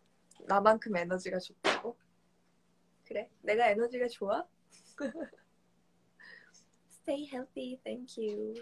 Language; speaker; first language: English; non-native, learner; Korean